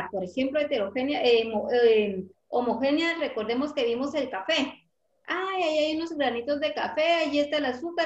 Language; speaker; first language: Spanish; native; Spanish